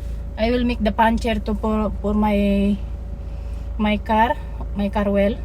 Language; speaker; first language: English; non-native, learner; Filipino